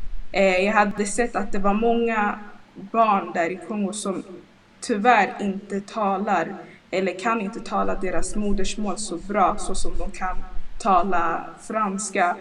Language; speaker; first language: Swedish; early bilingual, other home language; Lingala